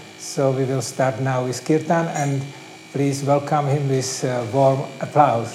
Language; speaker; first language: English; non-native, fluent; Czech